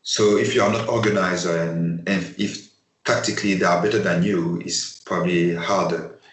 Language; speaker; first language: English; non-native, fluent; French